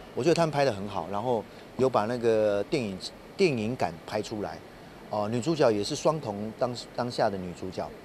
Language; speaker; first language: Chinese; non-native, local second language; Min Nan Chinese